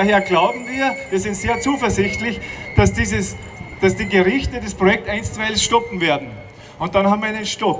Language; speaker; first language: German; native; German